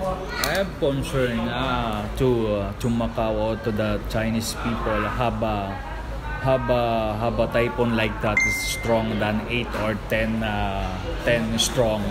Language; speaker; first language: English; non-native, local second language; Filipino